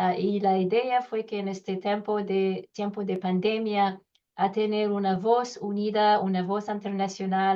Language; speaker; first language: Spanish; non-native, learner; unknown